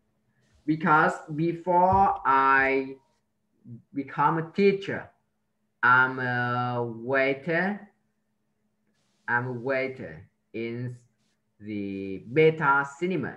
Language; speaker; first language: English; non-native, learner; Vietnamese